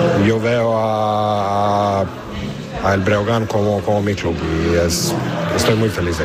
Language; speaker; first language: Spanish; non-native, learner; Croatian